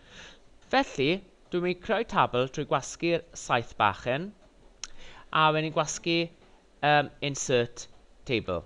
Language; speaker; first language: Welsh; non-native, local second language; English